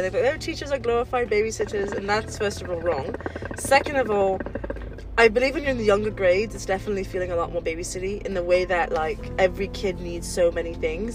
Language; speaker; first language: English; native; English